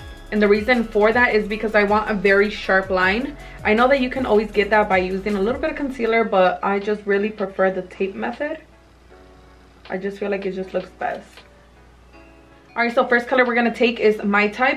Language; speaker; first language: English; early bilingual, other home language; Spanish